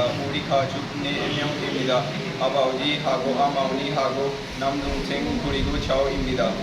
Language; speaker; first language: Korean; non-native, learner; Urdu